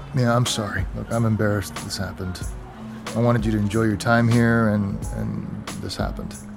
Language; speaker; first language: English; native; English